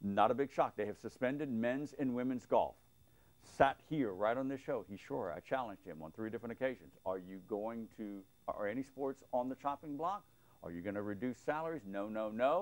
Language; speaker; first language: English; native; English